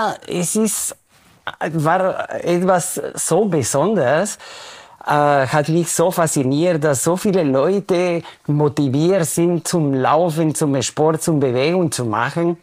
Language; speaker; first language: German; non-native, fluent; Spanish